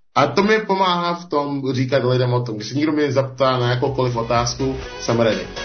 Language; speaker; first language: Czech; non-native, fluent; English